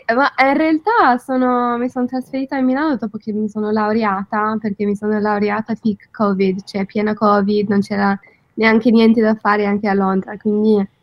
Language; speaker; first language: Italian; non-native, fluent; English